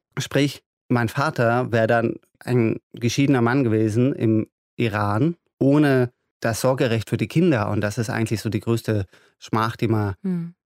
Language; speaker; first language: German; native; German